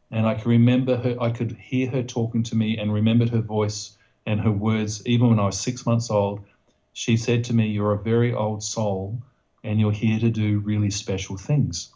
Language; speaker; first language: English; native; English